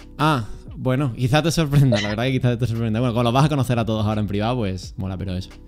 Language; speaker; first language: Spanish; native; Spanish